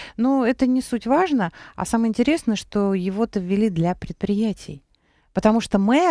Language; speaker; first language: Russian; native; Russian